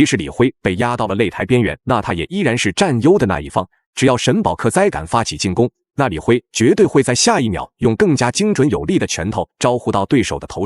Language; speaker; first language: Chinese; native; Chinese